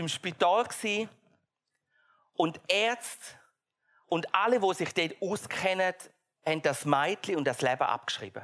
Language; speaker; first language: German; native; German